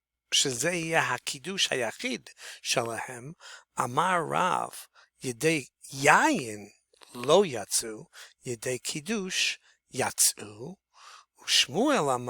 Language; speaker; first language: Hebrew; non-native, fluent; English